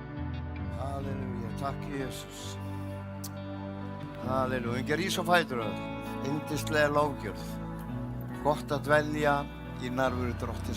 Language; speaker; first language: Icelandic; native; Icelandic